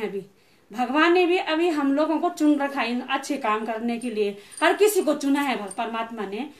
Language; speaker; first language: Hindi; non-native, local second language; Garhwali